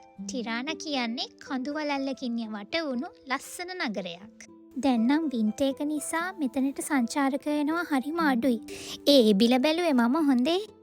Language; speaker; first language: Sinhala; native; Sinhala